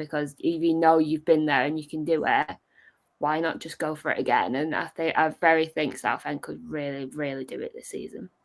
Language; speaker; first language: English; native; English